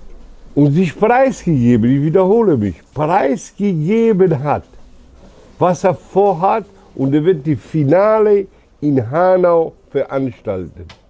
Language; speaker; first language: German; early bilingual, other home language; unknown